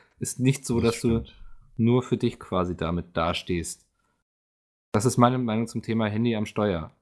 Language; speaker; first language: German; native; German